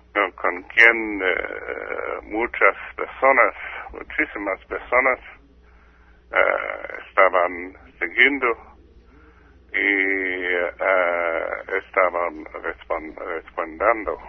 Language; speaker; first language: Spanish; non-native, fluent; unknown